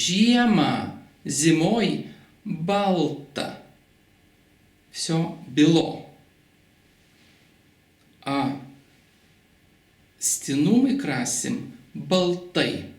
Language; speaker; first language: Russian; non-native, local second language; Lithuanian